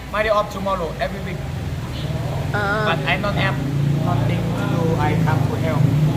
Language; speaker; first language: English; non-native, learner; Thai